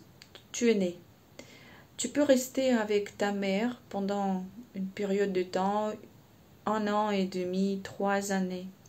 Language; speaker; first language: French; non-native, fluent; Russian